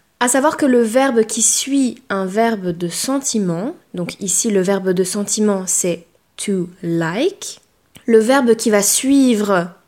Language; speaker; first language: French; native; French